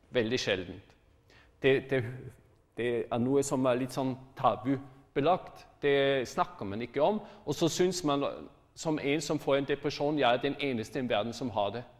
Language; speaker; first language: Norwegian; non-native, fluent; German